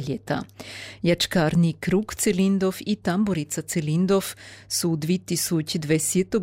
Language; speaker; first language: Serbian; native; Serbian